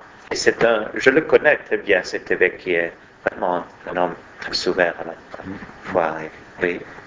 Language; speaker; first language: French; non-native, fluent; Swedish